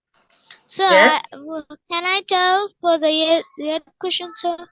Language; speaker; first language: English; non-native, learner; Tamil